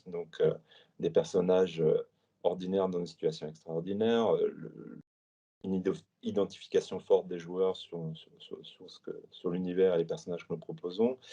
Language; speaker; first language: French; native; French